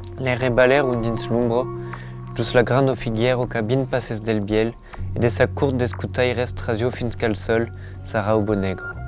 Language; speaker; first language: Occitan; non-native, local second language; French